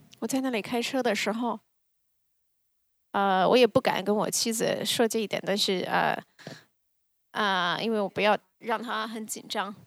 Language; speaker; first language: Chinese; early bilingual, heritage; Chinese